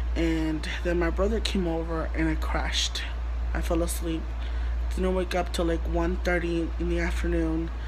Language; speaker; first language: English; early bilingual, other home language; Spanish